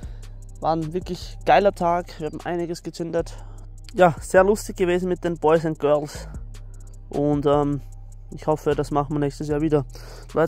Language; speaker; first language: German; native; German